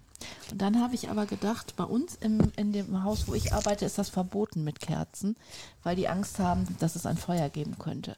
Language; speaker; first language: German; native; German